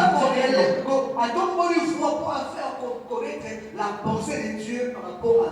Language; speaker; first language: French; non-native, local second language; Lingala